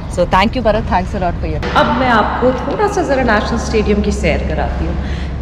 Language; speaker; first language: Urdu; native; Urdu